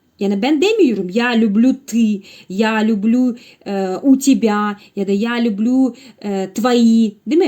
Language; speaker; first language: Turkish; non-native, fluent; Russian